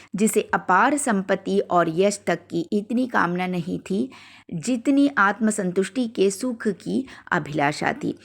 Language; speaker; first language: Hindi; non-native, local second language; Malayalam